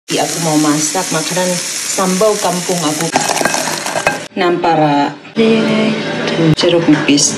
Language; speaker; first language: Indonesian; non-native, fluent; Thai